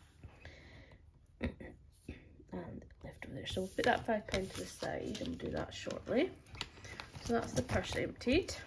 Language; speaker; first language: English; native; English